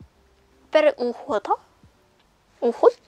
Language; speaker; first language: Russian; non-native, learner; Korean